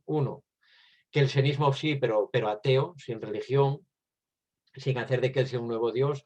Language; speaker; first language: Spanish; native; Spanish